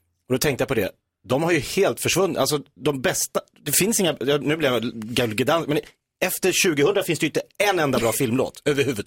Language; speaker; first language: Swedish; native; Swedish